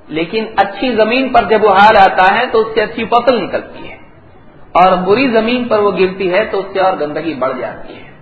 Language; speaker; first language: Urdu; native; Urdu